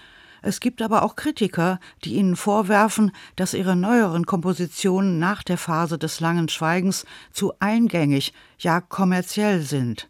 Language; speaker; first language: German; native; German